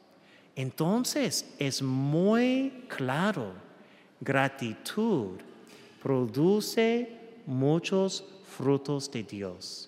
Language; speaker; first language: Spanish; non-native, fluent; English